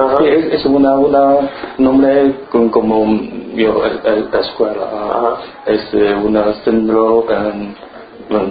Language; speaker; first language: Spanish; non-native, learner; Chinese